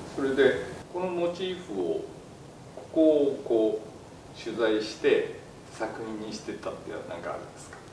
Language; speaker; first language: Japanese; native; Japanese